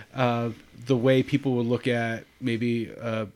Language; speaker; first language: English; native; English